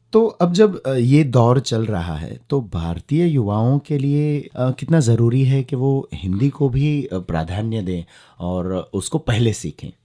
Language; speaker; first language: Hindi; non-native, local second language; Kachhi